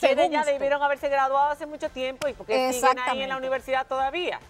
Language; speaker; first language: Spanish; native; Spanish